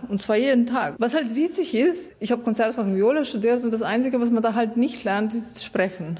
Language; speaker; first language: German; non-native, fluent; Slovenian